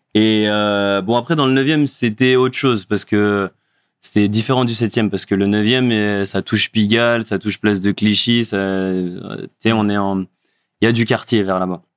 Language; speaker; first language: French; early bilingual, other home language; Fula